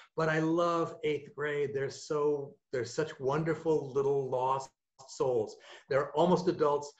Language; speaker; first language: English; native; English